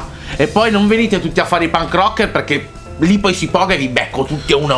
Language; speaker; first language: Italian; native; Italian